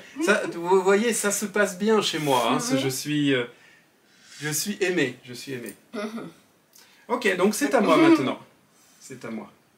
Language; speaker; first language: French; native; French